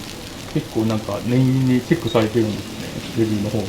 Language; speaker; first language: Japanese; native; Japanese